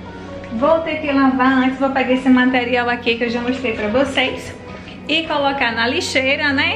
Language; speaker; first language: Portuguese; native; Portuguese